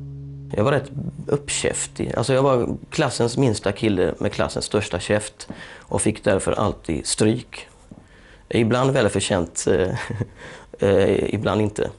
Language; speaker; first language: Swedish; native; Swedish